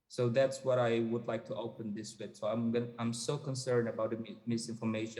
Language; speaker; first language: English; non-native, fluent; Indonesian